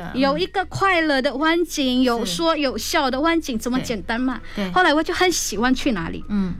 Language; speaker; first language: Chinese; non-native, fluent; Hakka Chinese